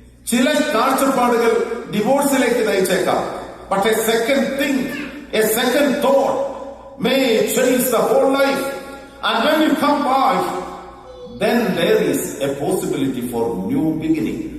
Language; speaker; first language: English; non-native, local second language; Malayalam